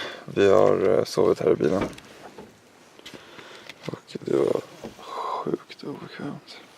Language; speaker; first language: Swedish; native; Swedish